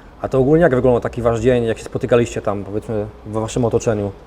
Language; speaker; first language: Polish; native; Polish